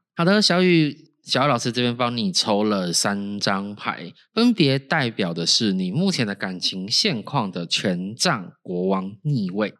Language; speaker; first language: Chinese; native; Chinese